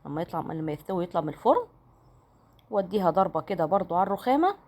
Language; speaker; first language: Arabic; native; Arabic